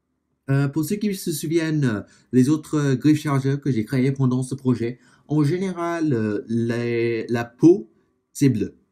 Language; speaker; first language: French; non-native, fluent; English